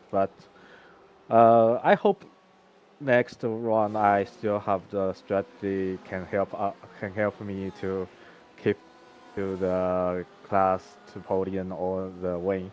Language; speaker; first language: English; non-native, learner; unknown